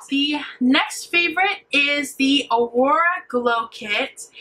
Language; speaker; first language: English; native; English